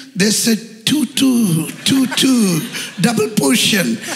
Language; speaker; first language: English; non-native, local second language; Malayalam